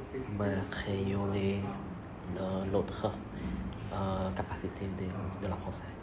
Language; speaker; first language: French; non-native, learner; Vietnamese